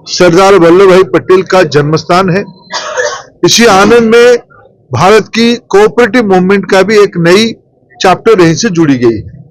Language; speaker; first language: Hindi; non-native, local second language; Odia